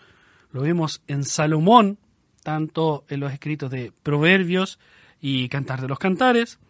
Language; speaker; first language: Spanish; native; Spanish